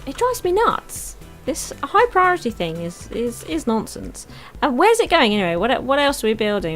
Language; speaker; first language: English; native; English